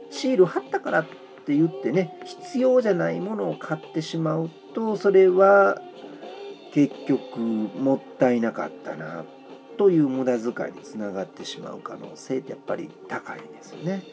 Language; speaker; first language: Japanese; native; Japanese